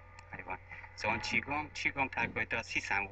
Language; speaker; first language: Finnish; non-native, learner; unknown